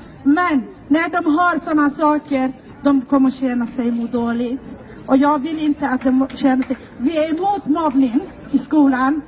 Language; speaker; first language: Swedish; non-native, learner; Somali